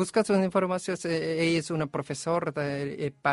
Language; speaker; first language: Catalan; non-native, learner; Korean